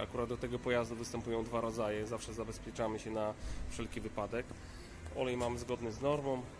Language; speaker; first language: Polish; native; Polish